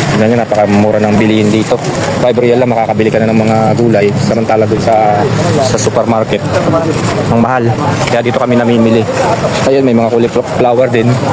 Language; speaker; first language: Filipino; non-native, local second language; Pampanga